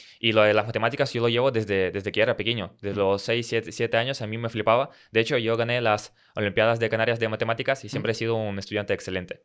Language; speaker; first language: Spanish; early bilingual, other home language; Russian